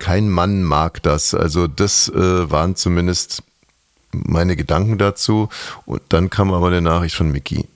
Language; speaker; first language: German; native; German